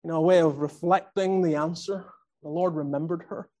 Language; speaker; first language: English; native; English